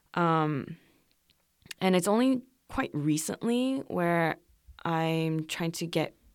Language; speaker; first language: English; non-native, fluent; Korean